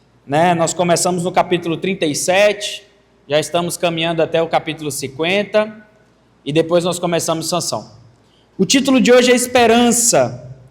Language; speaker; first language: Portuguese; native; Portuguese